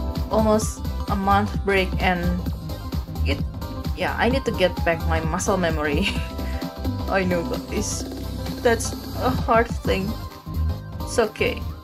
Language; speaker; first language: English; non-native, fluent; Indonesian